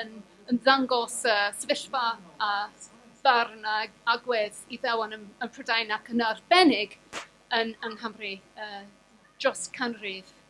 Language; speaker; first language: Welsh; non-native, fluent; English